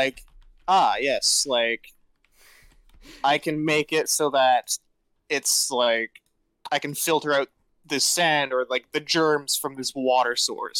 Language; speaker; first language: English; native; English